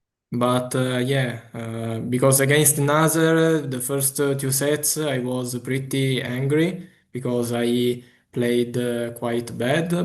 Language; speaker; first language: English; non-native, fluent; Italian